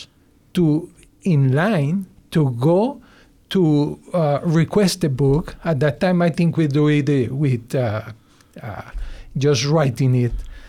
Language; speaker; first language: English; non-native, learner; Spanish